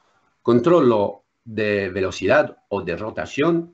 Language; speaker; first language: Spanish; non-native, learner; French